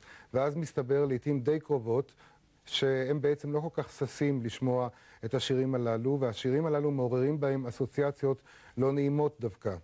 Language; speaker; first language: Hebrew; native; Hebrew